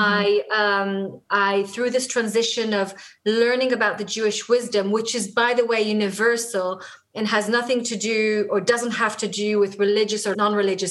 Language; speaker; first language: English; non-native, fluent; Hebrew